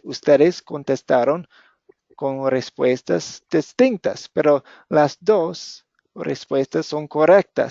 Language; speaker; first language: Spanish; non-native, fluent; English